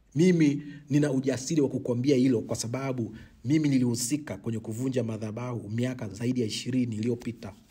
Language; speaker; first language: Swahili; native; Swahili